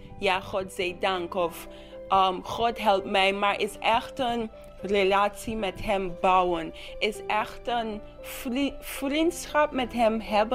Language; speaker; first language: Dutch; non-native, local second language; English